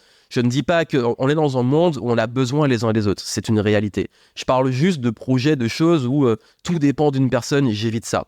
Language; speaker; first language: French; native; French